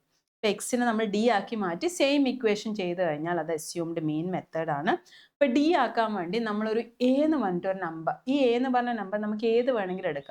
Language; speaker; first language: Malayalam; native; Malayalam